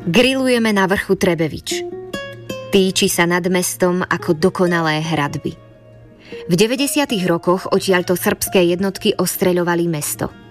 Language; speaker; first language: Slovak; native; Slovak